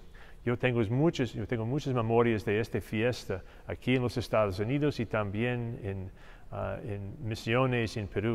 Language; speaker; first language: Spanish; non-native, fluent; English